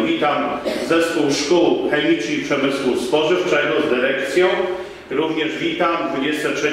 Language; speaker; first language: Polish; native; Polish